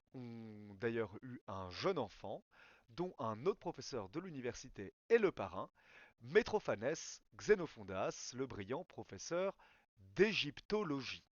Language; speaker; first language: French; native; French